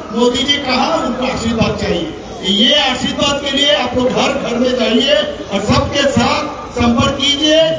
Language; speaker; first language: Hindi; non-native, local second language; Bangla